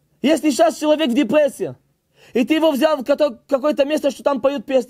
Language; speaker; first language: Russian; early bilingual, heritage; Hebrew